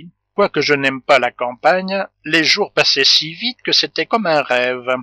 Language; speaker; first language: French; native; French